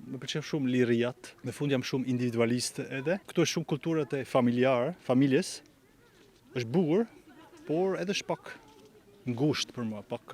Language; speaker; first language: Albanian; non-native, learner; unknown